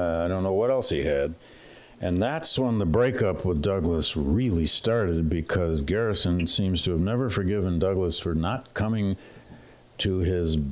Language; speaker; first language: English; native; English